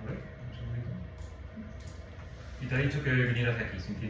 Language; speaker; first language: Spanish; native; Spanish